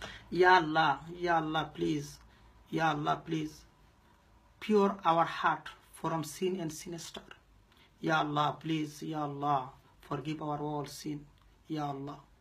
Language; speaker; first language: English; non-native, local second language; Bangla